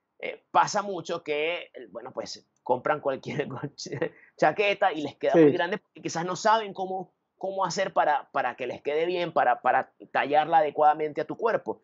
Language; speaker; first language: Spanish; native; Spanish